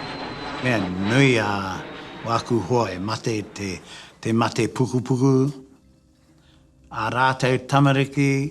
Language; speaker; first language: Māori; native; Māori